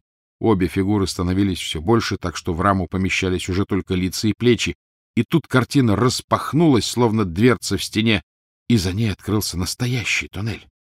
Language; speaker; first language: Russian; native; Russian